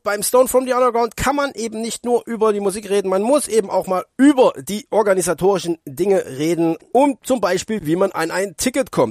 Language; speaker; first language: German; native; German